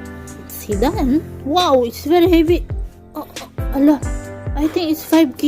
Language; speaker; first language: English; non-native, local second language; Filipino